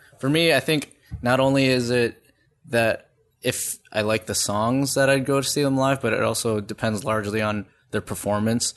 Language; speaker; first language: English; native; English